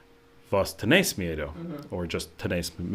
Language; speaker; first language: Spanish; non-native, learner; English